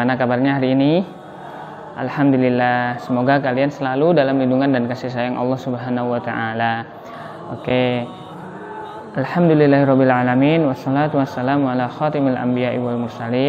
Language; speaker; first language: Indonesian; native; Indonesian